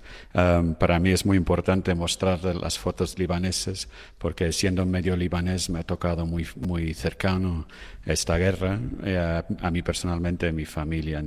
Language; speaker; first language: Spanish; non-native, fluent; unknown